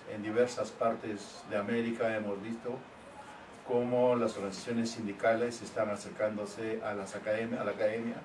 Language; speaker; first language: Spanish; native; Spanish